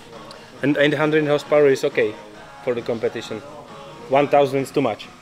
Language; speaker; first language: English; non-native, learner; Czech